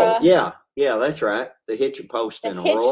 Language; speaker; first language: English; native; English